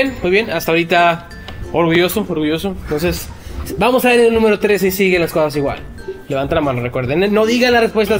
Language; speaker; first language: Spanish; native; Spanish